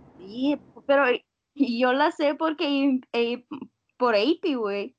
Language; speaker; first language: Spanish; non-native, fluent; Russian